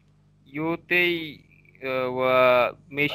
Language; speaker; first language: Japanese; non-native, learner; Bangla